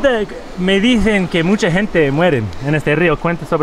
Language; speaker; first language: Spanish; non-native, learner; English